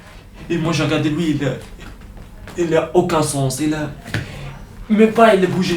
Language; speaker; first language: French; non-native, learner; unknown